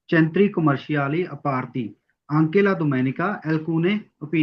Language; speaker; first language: Italian; non-native, fluent; Hindi